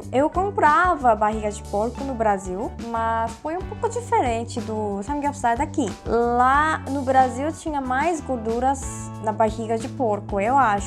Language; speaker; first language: Portuguese; non-native, fluent; Korean